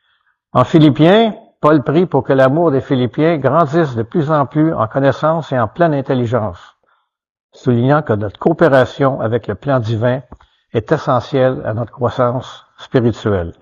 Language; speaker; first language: French; native; French